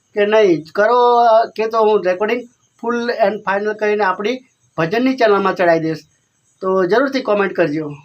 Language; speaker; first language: Gujarati; non-native, local second language; Rathawi